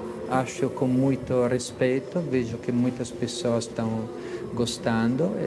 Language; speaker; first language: Portuguese; non-native, fluent; Italian